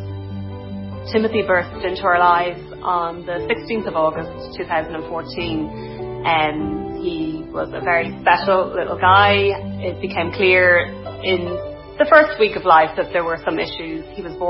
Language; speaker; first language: English; native; English